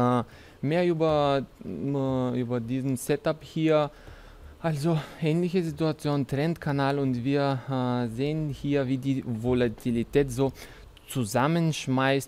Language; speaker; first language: German; non-native, fluent; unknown